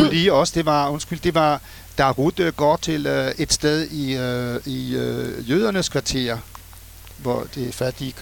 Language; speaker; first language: Danish; non-native, fluent; French